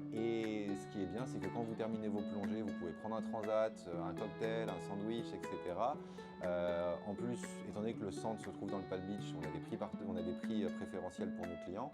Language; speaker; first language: French; native; French